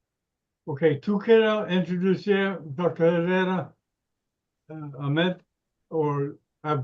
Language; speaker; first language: Spanish; non-native, learner; English